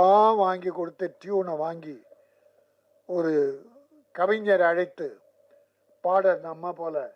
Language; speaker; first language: Tamil; native; Tamil